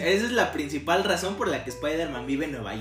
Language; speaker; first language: Spanish; native; Spanish